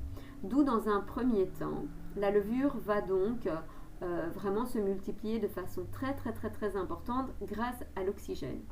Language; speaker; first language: French; native; French